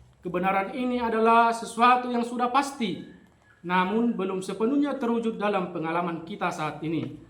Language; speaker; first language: Indonesian; native; Indonesian